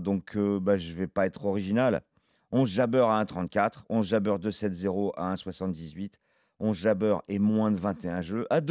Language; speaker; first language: French; native; French